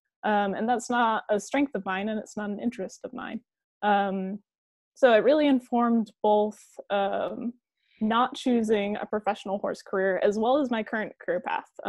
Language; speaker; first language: English; native; English